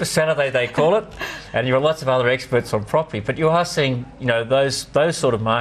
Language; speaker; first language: English; native; English